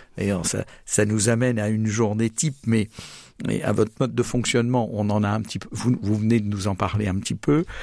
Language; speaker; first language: French; native; French